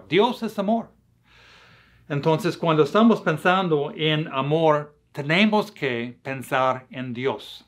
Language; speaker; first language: Spanish; non-native, fluent; English